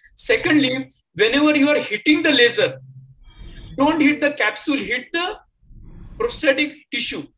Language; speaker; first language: English; non-native, local second language; Marathi